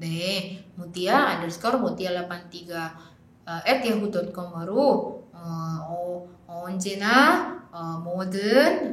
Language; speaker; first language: Korean; non-native, fluent; Indonesian